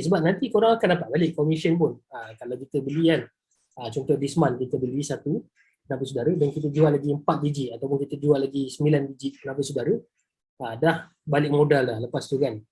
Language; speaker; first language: Malay; native; Malay